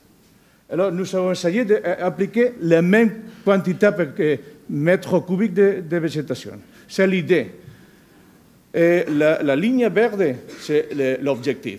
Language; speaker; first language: French; non-native, learner; Spanish